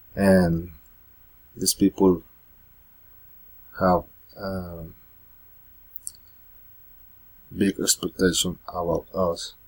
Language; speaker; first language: English; non-native, learner; Spanish